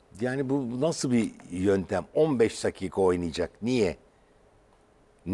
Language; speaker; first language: Turkish; native; Turkish